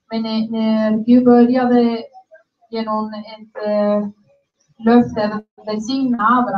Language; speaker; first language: Swedish; non-native, learner; Spanish